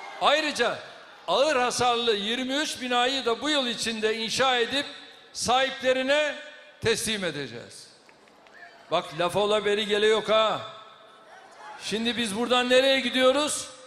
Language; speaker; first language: Turkish; native; Turkish